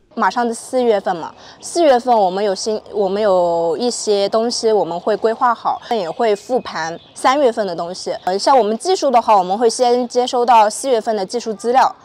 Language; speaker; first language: Chinese; native; Chinese